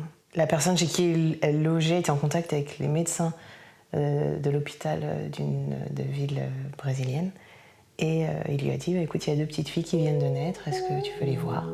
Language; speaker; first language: French; native; French